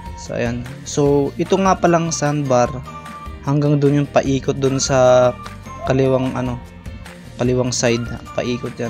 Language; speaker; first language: Filipino; non-native, local second language; Masbatenyo